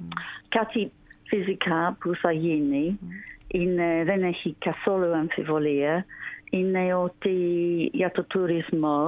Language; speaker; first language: Greek; non-native, learner; English